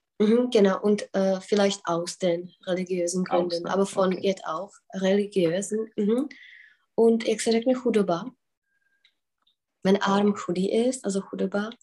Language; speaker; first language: German; non-native, fluent; Czech